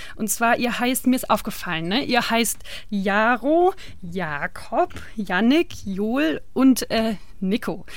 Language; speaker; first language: German; native; German